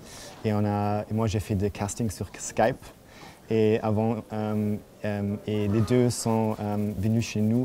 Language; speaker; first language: French; non-native, fluent; German